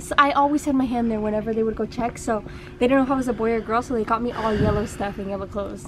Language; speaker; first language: English; early bilingual, other home language; Spanish